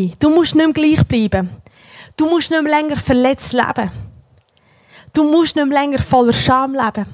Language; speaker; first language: German; native; German